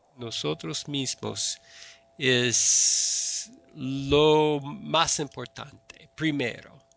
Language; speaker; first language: Spanish; non-native, learner; English